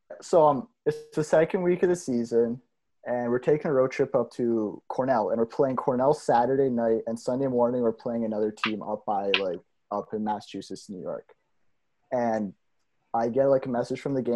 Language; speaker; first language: English; native; English